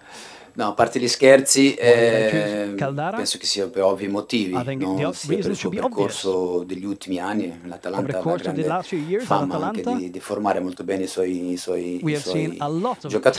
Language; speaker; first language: Italian; non-native, fluent; Portuguese